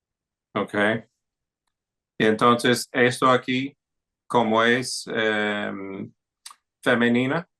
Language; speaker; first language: Spanish; non-native, fluent; English